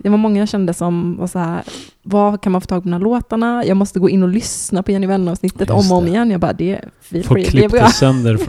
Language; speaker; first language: Swedish; native; Swedish